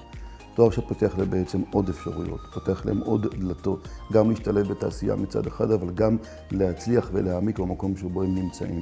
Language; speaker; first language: Hebrew; native; Hebrew